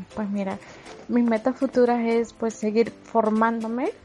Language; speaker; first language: Spanish; native; Spanish